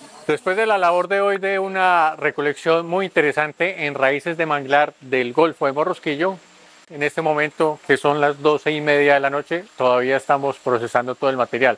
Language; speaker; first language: Spanish; native; Spanish